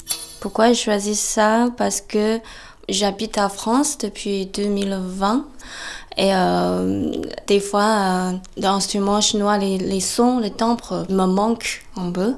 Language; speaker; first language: French; non-native, fluent; Chinese